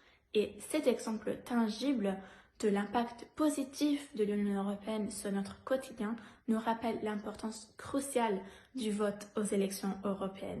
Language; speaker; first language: French; native; French